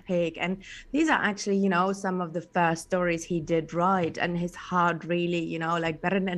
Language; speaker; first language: English; non-native, fluent; German